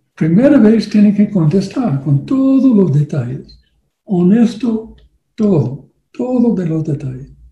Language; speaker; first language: Spanish; non-native, learner; English